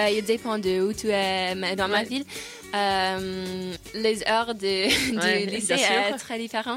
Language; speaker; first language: French; non-native, learner; English